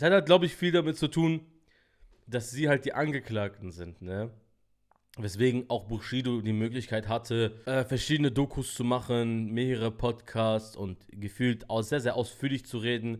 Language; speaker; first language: German; native; German